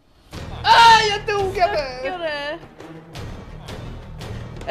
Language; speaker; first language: Swedish; native; Swedish